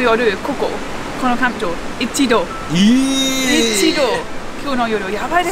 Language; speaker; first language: Japanese; non-native, learner; English